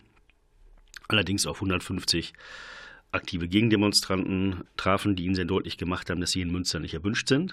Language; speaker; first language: German; native; German